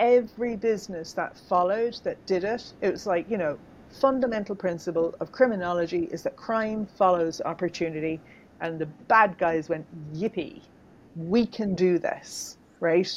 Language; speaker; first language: English; native; English